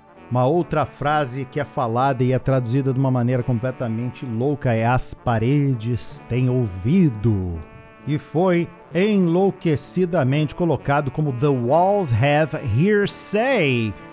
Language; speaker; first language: Portuguese; native; Portuguese